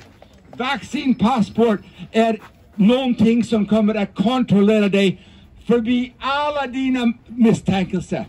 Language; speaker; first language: Swedish; non-native, fluent; English